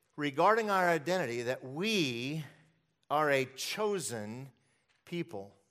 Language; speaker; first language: English; early bilingual, other home language; Hungarian